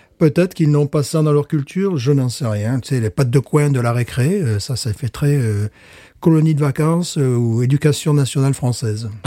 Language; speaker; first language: French; native; French